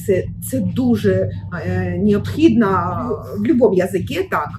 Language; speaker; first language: Ukrainian; non-native, local second language; Russian